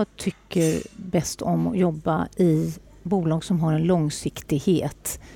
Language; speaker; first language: Swedish; native; Swedish